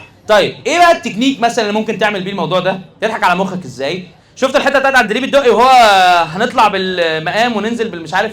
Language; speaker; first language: Arabic; native; Arabic